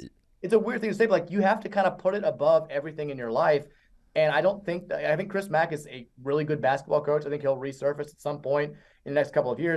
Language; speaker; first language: English; native; English